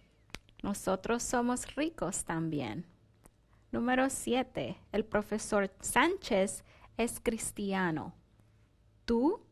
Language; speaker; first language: Spanish; non-native, fluent; English